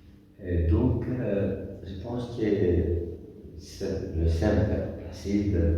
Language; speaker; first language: French; non-native, fluent; Greek